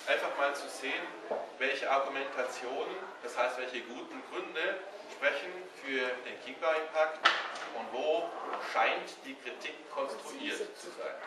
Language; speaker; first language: German; native; German